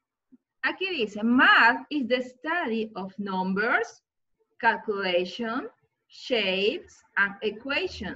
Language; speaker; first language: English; non-native, learner; Spanish